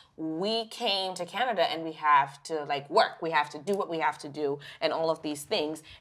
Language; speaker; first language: English; non-native, local second language; Shona